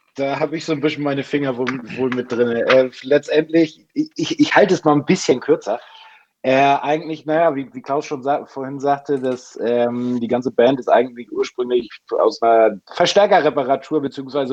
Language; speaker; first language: German; native; German